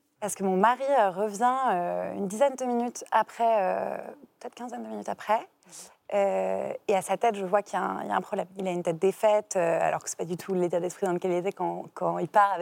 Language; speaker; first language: French; native; French